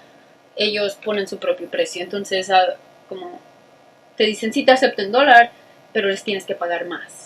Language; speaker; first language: Spanish; native; Spanish